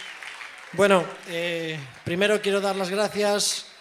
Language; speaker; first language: Spanish; native; Spanish